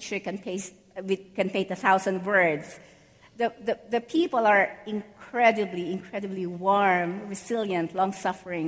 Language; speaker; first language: English; non-native, local second language; Filipino